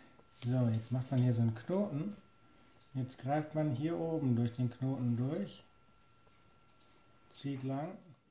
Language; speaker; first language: German; native; German